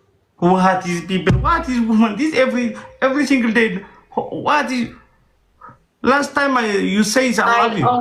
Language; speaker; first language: English; non-native, learner; Oromo